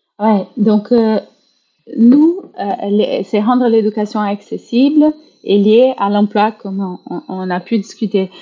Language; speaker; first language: French; non-native, fluent; Portuguese